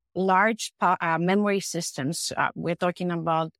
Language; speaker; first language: English; non-native, fluent; Greek